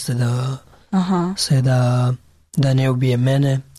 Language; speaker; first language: Serbian; non-native, learner; Pashto